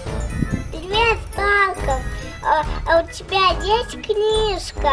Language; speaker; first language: Russian; early bilingual, heritage; Russian